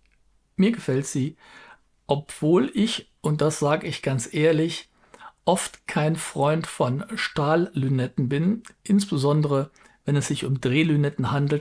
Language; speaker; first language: German; native; German